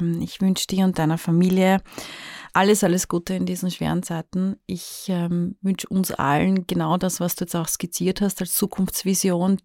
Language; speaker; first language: German; native; German